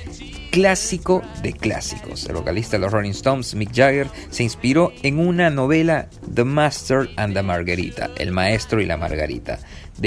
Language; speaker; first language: Spanish; native; Spanish